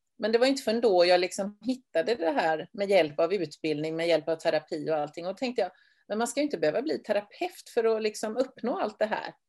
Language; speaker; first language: Swedish; native; Swedish